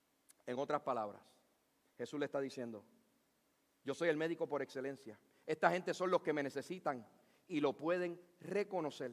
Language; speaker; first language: Spanish; native; Spanish